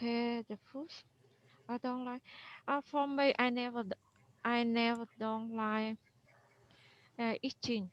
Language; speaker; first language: English; non-native, learner; Vietnamese